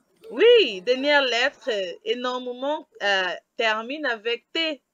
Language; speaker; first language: French; non-native, fluent; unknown